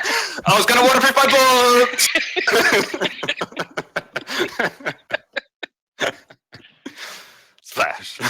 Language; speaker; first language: English; native; English